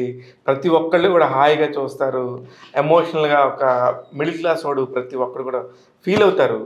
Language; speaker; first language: Telugu; native; Telugu